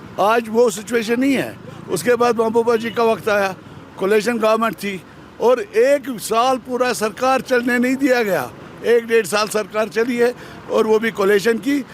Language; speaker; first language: Urdu; non-native, local second language; Kashmiri